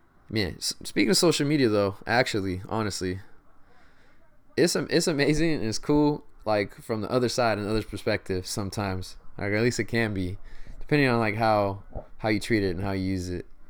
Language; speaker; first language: English; early bilingual, other home language; Spanish